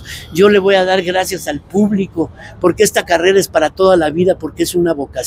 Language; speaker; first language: Spanish; native; Spanish